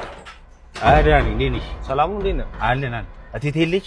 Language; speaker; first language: Amharic; native; Amharic